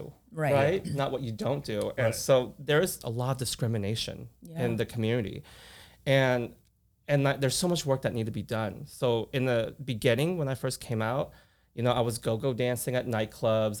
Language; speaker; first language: English; native; English